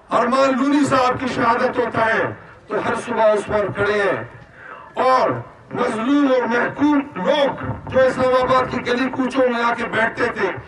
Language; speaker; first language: Urdu; non-native, local second language; Baluchi